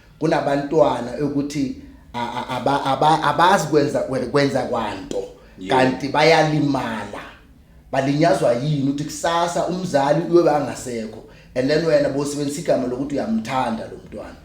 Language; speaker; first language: Zulu; native; Zulu